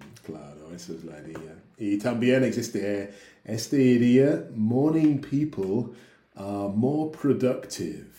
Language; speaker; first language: Spanish; non-native, fluent; English